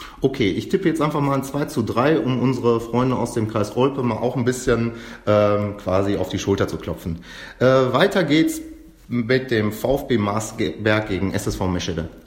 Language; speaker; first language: German; native; German